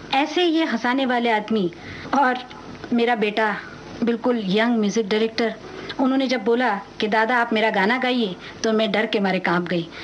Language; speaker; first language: Hindi; non-native, local second language; Marathi